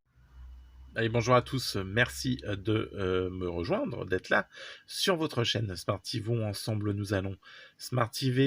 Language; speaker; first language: French; native; French